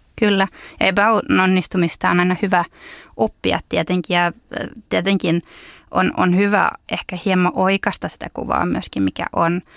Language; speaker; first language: Finnish; early bilingual, heritage; Finnish